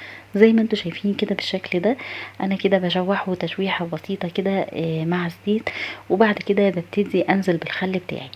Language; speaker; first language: Arabic; native; Arabic